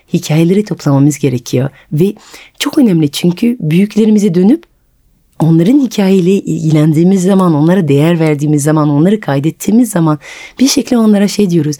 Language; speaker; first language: Turkish; non-native, fluent; French